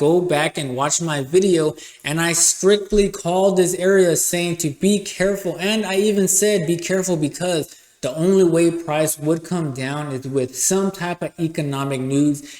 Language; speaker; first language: English; native; English